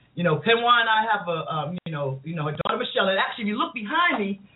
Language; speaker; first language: English; native; English